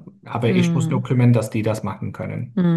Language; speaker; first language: German; non-native, fluent; English